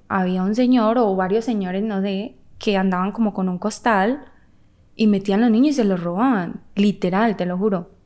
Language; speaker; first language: Spanish; native; Spanish